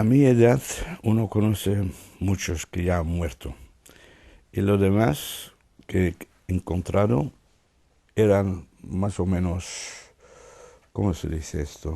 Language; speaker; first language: Spanish; non-native, fluent; Dutch